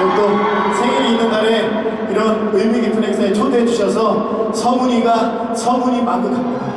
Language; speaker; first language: Korean; native; Korean